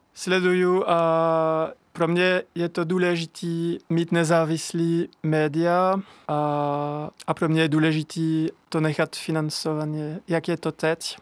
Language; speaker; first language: Czech; non-native, learner; French